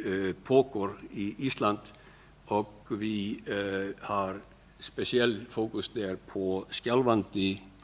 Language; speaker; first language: Swedish; non-native, fluent; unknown